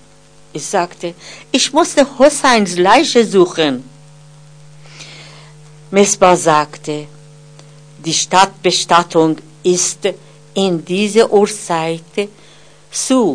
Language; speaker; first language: German; non-native, fluent; Persian